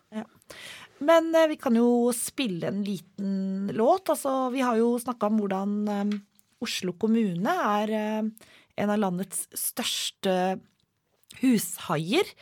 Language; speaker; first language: Norwegian; native; Norwegian